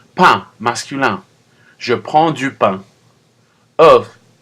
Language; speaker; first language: French; non-native, fluent; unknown